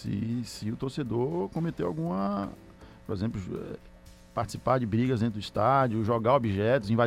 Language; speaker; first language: Portuguese; native; Portuguese